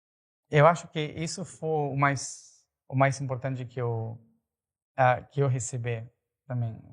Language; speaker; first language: Portuguese; non-native, fluent; Spanish